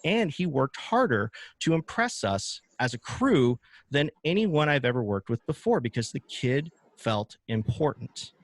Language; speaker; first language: English; native; English